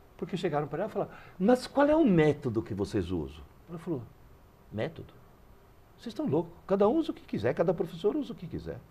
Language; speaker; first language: Portuguese; early bilingual, other home language; Italian